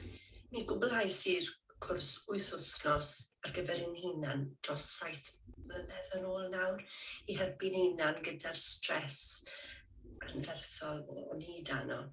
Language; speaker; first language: Welsh; native; Welsh